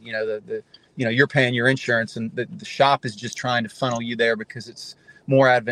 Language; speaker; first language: English; native; English